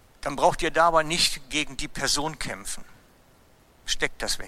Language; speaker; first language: German; native; German